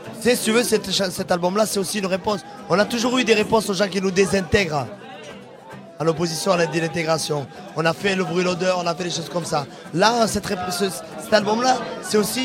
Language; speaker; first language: French; native; French